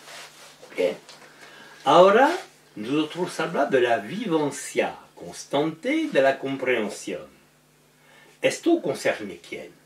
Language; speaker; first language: Spanish; non-native, learner; French